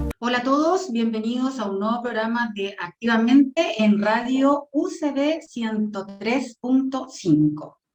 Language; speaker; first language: Spanish; native; Spanish